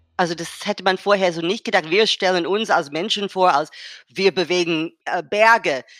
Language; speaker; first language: German; non-native, fluent; English